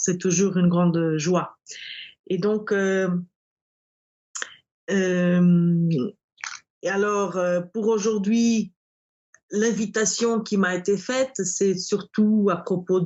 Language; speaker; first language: French; non-native, fluent; Portuguese